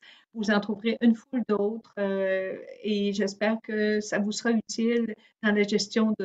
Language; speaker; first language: French; native; French